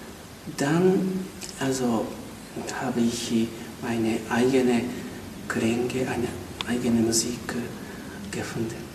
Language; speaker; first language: German; non-native, fluent; Japanese